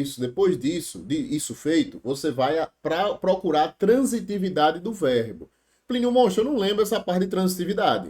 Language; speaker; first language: Portuguese; native; Portuguese